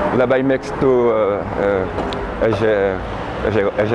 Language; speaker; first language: Lithuanian; non-native, learner; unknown